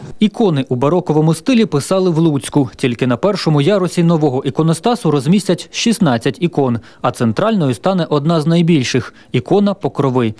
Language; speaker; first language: Ukrainian; native; Ukrainian